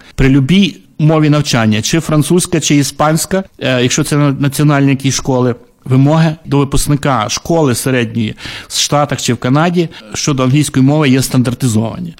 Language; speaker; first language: Ukrainian; native; Ukrainian